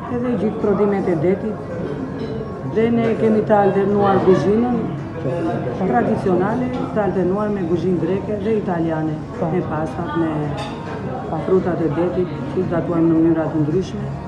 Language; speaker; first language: Albanian; native; Albanian